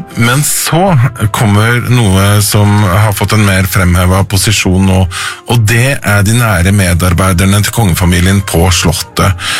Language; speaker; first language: Norwegian; native; Norwegian